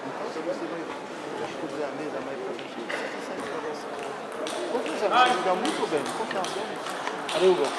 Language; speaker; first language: Portuguese; non-native, fluent; French